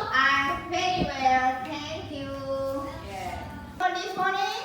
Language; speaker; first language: English; non-native, learner; Indonesian